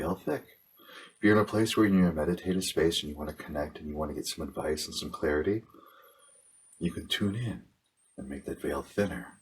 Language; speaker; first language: English; native; English